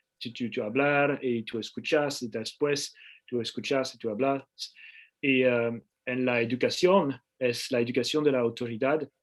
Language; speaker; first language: Spanish; non-native, learner; French